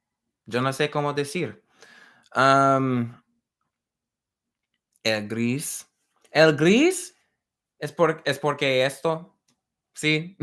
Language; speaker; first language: Spanish; non-native, learner; English